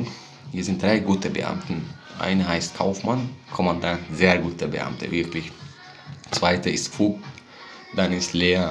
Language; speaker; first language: German; non-native, fluent; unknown